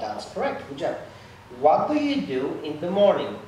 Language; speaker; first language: English; non-native, fluent; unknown